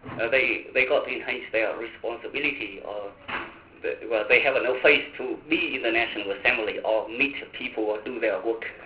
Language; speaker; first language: English; non-native, fluent; Vietnamese